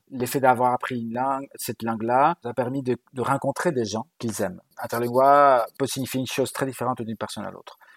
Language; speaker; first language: French; non-native, fluent; Galician